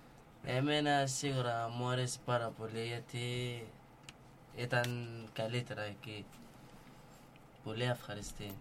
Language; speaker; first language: Greek; non-native, learner; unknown